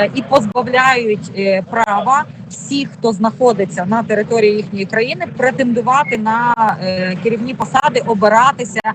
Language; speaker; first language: Ukrainian; native; Ukrainian